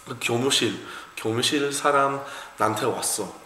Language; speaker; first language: Korean; non-native, learner; English